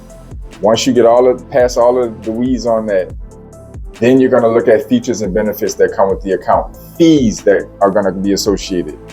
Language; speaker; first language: English; native; English